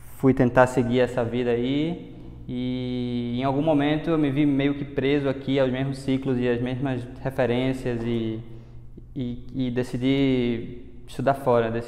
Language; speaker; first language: Portuguese; native; Portuguese